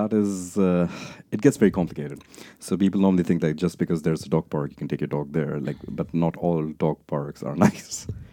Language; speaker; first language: English; non-native, local second language; Punjabi